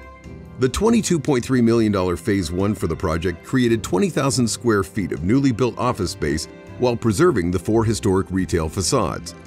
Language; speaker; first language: English; native; English